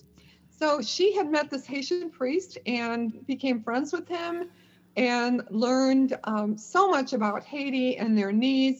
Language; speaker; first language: English; native; English